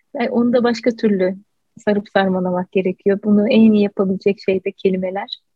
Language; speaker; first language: Turkish; native; Turkish